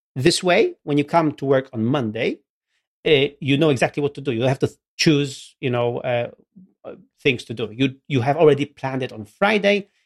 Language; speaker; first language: English; non-native, fluent; Polish